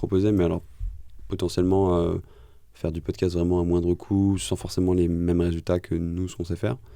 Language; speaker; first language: French; native; French